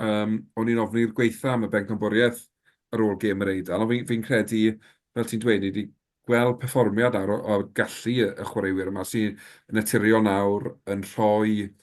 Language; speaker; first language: Welsh; native; Welsh